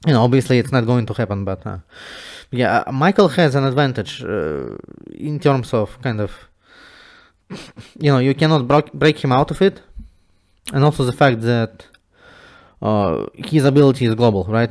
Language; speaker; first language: English; non-native, fluent; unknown